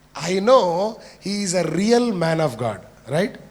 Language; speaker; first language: English; non-native, local second language; Telugu